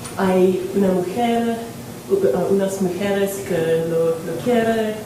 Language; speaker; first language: Spanish; non-native, learner; English